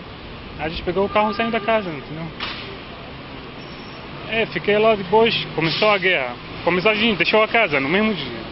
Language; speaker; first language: Portuguese; non-native, fluent; Arabic